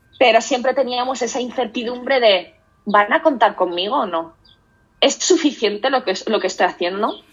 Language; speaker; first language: Spanish; early bilingual, other home language; Russian